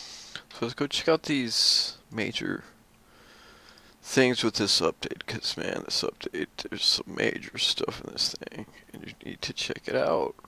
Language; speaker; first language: English; native; English